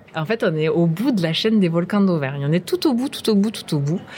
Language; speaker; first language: French; native; French